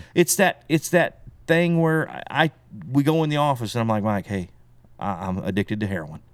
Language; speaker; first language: English; native; English